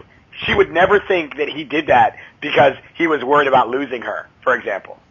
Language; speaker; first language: English; native; English